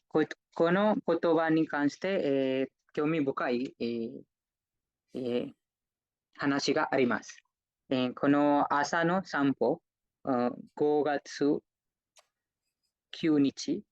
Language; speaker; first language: Japanese; non-native, fluent; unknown